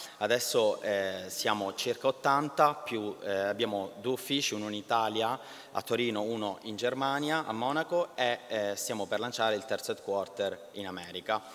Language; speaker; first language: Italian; native; Italian